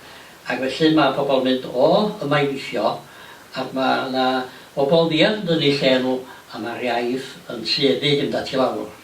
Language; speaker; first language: Welsh; native; Welsh